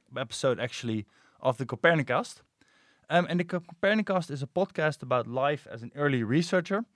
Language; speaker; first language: English; non-native, fluent; Dutch